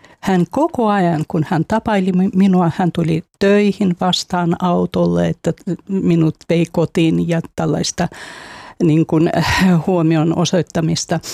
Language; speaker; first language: Finnish; non-native, fluent; Russian